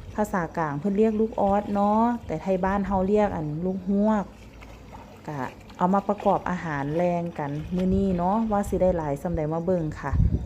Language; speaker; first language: Thai; native; Thai